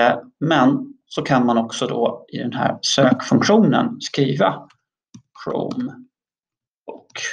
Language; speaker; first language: Swedish; native; Swedish